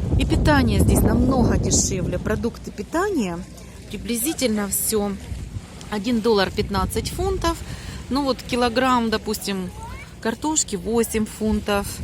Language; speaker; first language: Russian; native; Russian